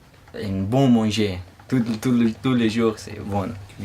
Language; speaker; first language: French; non-native, learner; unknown